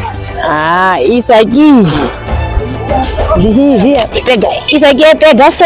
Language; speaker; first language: Portuguese; non-native, local second language; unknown